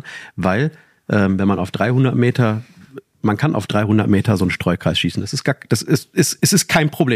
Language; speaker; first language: German; native; German